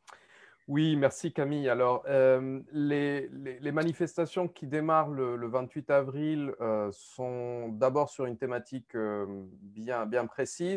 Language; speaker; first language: French; native; French